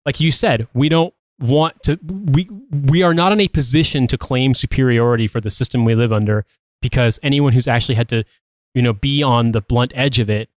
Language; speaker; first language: English; native; English